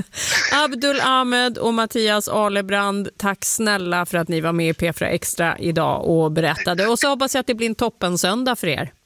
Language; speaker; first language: Swedish; native; Swedish